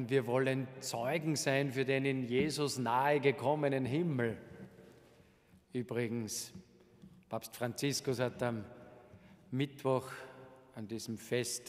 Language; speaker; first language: German; native; German